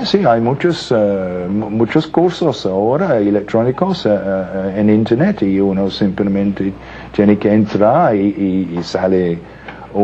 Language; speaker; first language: Spanish; non-native, fluent; English